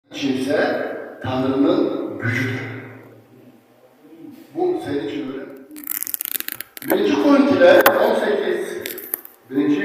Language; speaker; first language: Turkish; non-native, fluent; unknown